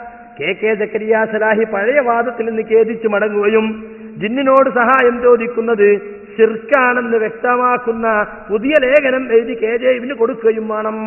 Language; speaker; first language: Malayalam; native; Malayalam